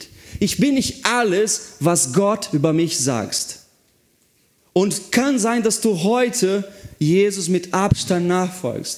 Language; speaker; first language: German; non-native, fluent; Portuguese